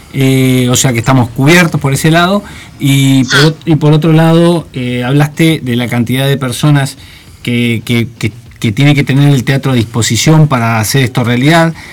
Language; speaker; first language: Spanish; native; Spanish